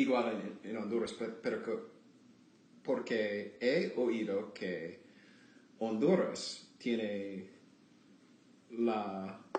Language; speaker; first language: Spanish; non-native, learner; English